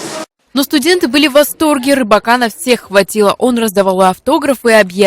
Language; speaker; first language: Russian; native; Russian